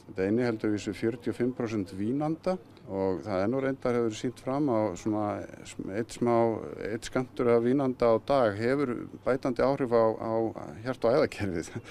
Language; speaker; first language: Icelandic; native; Icelandic